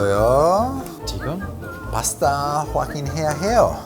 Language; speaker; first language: Korean; non-native, learner; Italian